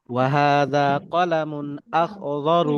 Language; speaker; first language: Arabic; non-native, fluent; Bangla